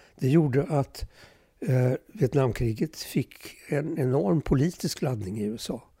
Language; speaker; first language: Swedish; early bilingual, other home language; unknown